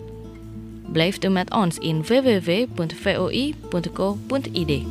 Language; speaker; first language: Dutch; non-native, learner; Indonesian